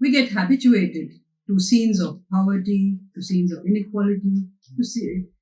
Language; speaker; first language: English; non-native, local second language; Hindi